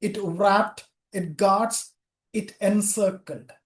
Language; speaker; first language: English; non-native, local second language; Malayalam